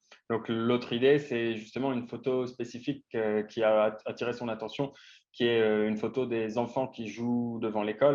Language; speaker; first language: French; native; French